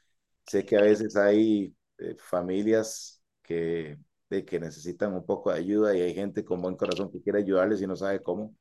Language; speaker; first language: Spanish; native; Spanish